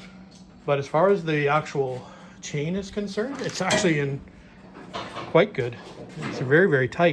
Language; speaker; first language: English; native; English